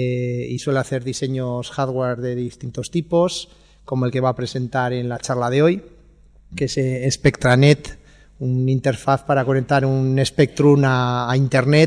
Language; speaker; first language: Spanish; native; Spanish